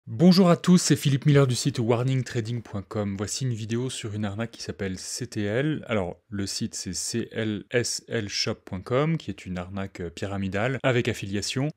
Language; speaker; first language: French; native; French